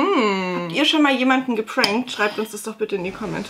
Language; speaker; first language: German; native; German